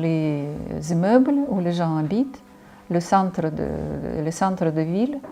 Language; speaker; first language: French; non-native, fluent; Ukrainian